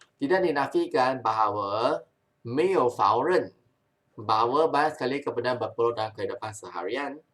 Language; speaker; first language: Malay; non-native, local second language; Chinese